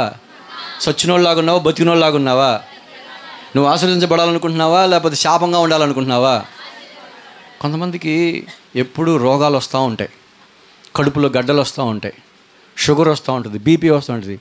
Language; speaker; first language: Telugu; native; Telugu